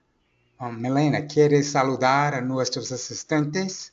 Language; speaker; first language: Spanish; non-native, fluent; English